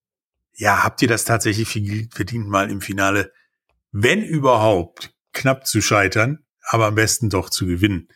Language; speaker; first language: German; native; German